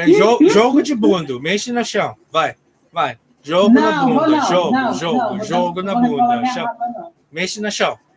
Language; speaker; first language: Portuguese; non-native, learner; English